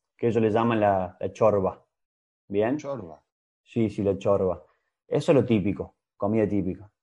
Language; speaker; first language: Spanish; native; Spanish